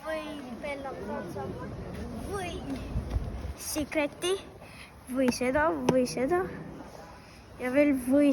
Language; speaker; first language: Estonian; early bilingual, other home language; Ukrainian